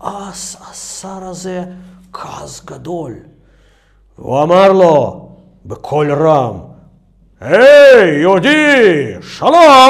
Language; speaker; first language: Hebrew; non-native, fluent; Russian